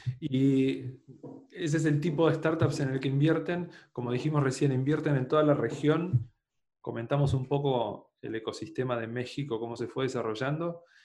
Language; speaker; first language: Spanish; native; Spanish